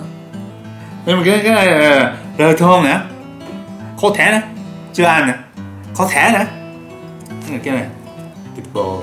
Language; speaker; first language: Vietnamese; non-native, learner; Japanese